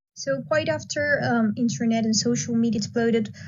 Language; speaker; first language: English; non-native, fluent; Spanish